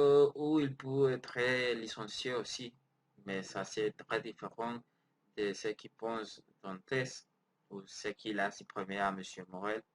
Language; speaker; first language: French; non-native, learner; Spanish